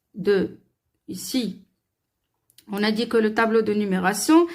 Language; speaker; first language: French; non-native, local second language; Arabic